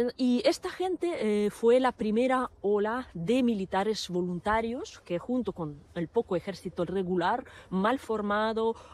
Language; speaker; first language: Spanish; non-native, fluent; Ukrainian